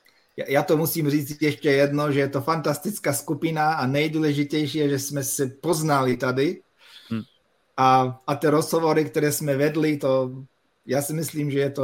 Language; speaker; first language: Czech; non-native, fluent; Polish